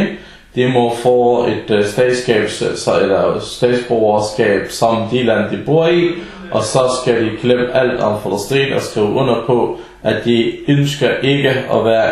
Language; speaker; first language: Danish; early bilingual, other home language; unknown